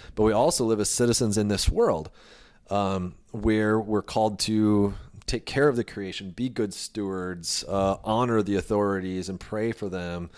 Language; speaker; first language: English; native; English